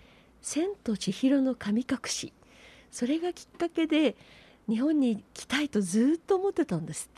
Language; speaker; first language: Japanese; native; Japanese